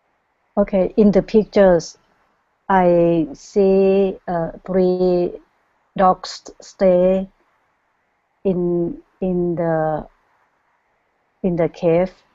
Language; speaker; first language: English; non-native, learner; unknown